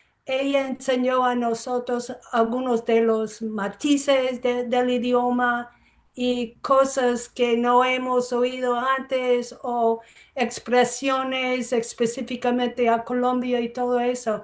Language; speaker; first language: Spanish; non-native, fluent; English